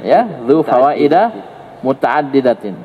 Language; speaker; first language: Arabic; non-native, fluent; Indonesian